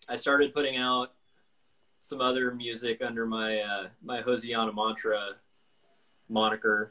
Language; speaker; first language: English; native; English